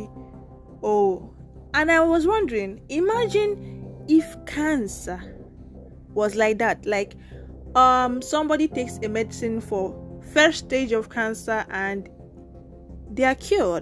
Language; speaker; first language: English; non-native, local second language; Nigerian Pidgin